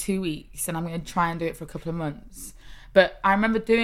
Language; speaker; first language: English; native; English